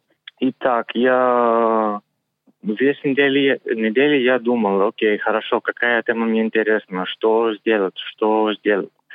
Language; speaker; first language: Russian; non-native, learner; Greek